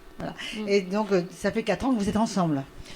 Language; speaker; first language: French; native; French